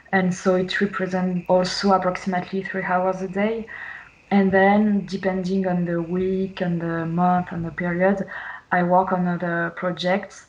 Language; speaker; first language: English; non-native, fluent; French